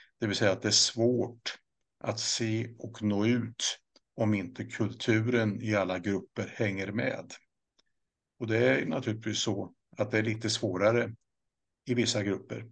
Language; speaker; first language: Swedish; native; Swedish